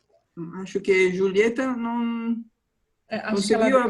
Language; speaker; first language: Portuguese; non-native, fluent; Spanish